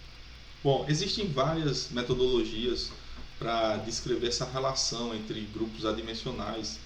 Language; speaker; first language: Portuguese; native; Portuguese